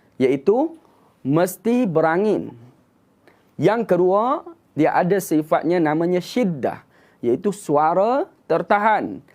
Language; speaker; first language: Malay; native; Malay